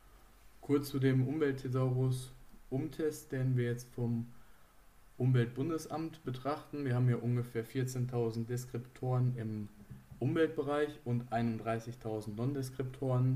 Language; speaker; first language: German; native; German